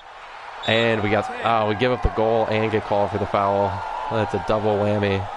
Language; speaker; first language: English; native; English